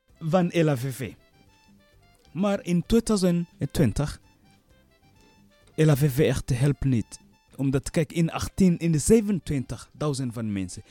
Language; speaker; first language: Dutch; non-native, learner; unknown